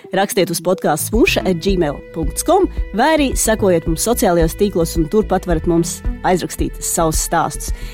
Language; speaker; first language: Latvian; native; Latvian